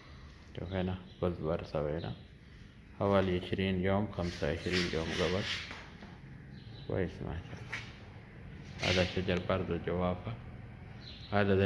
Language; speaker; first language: Arabic; non-native, learner; Urdu